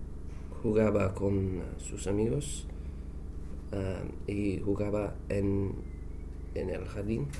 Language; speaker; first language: Spanish; non-native, learner; English